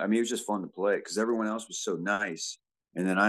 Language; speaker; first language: English; native; English